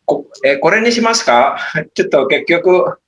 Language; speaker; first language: Japanese; non-native, fluent; Indonesian